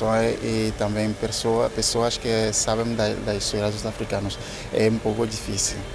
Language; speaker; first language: Portuguese; non-native, learner; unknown